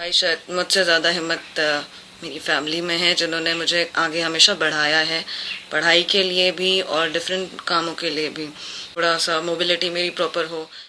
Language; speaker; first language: Hindi; native; Hindi